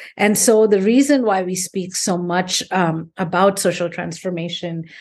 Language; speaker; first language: English; non-native, local second language; Hindi